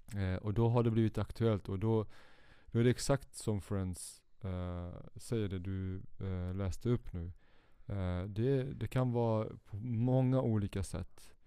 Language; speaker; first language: Swedish; early bilingual, other home language; Kurdish